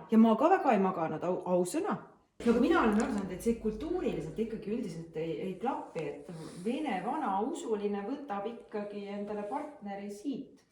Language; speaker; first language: Estonian; native; Estonian